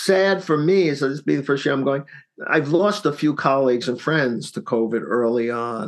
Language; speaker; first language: English; native; English